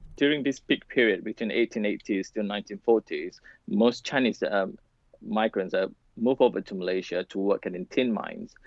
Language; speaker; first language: English; non-native, local second language; Malay